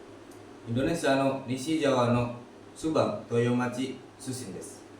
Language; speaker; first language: Japanese; non-native, learner; Indonesian